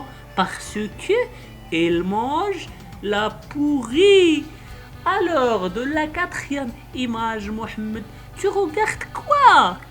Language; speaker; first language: French; non-native, local second language; Arabic